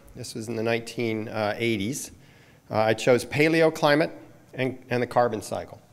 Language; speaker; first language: English; native; English